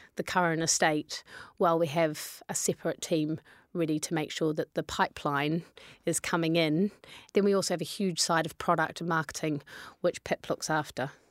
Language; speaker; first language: English; native; English